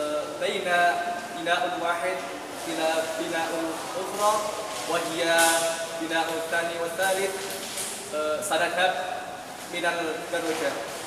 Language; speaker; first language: Arabic; non-native, learner; Indonesian